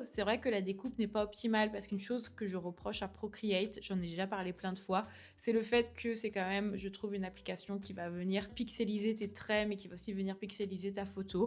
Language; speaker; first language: French; native; French